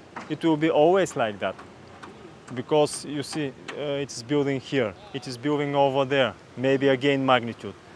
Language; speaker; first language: English; non-native, fluent; Bulgarian